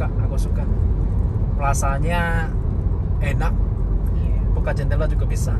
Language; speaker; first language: Indonesian; non-native, fluent; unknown